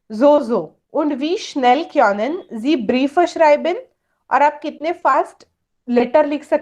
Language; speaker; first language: German; non-native, fluent; Hindi